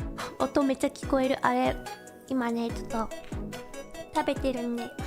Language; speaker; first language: Japanese; non-native, learner; English